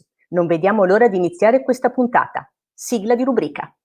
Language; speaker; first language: Italian; native; Italian